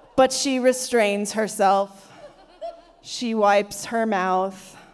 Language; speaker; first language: English; native; English